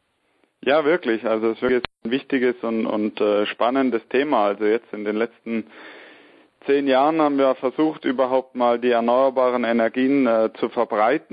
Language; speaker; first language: German; native; German